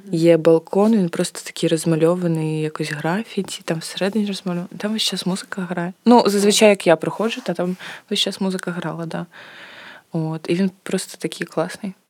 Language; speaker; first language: Ukrainian; native; Ukrainian